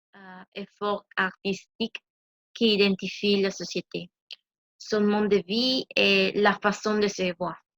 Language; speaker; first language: French; non-native, learner; Spanish